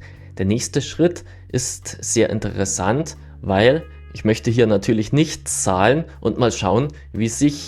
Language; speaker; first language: German; native; German